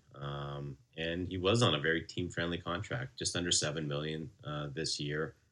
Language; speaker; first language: English; native; English